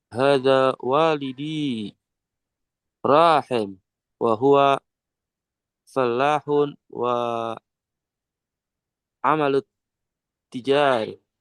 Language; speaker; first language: Arabic; non-native, learner; Indonesian